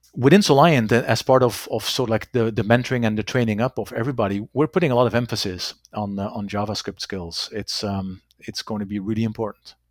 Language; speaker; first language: English; non-native, fluent; Dutch